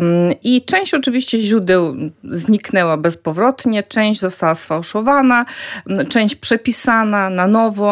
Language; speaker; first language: Polish; non-native, fluent; Ukrainian